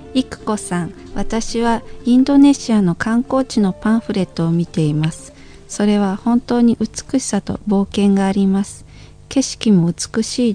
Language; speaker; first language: Japanese; non-native, fluent; Indonesian